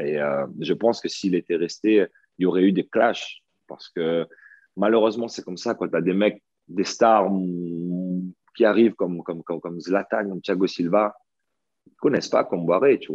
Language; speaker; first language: French; native; French